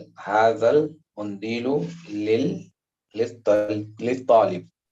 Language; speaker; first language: Arabic; non-native, learner; English